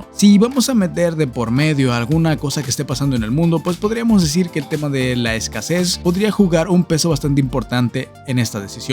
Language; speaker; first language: Spanish; native; Spanish